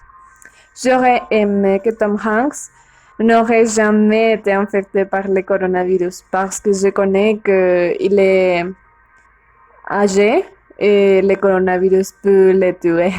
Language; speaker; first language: French; non-native, learner; Spanish